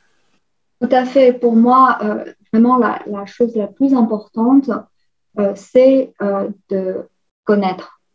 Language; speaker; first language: French; non-native, fluent; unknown